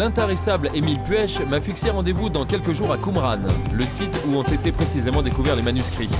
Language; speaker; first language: French; native; French